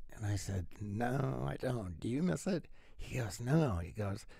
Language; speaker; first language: English; native; English